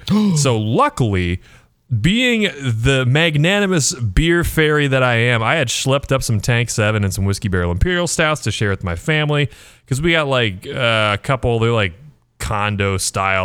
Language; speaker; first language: English; native; English